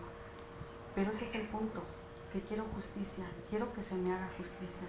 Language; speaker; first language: Spanish; native; Spanish